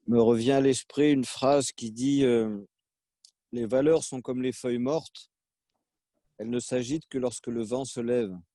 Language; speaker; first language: French; native; French